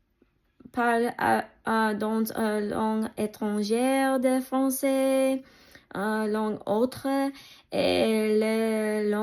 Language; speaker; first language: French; non-native, learner; English